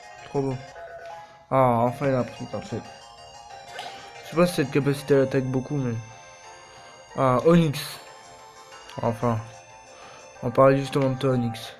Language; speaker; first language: French; native; French